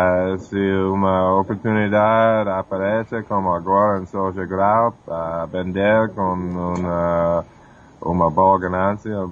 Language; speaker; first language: Portuguese; non-native, fluent; English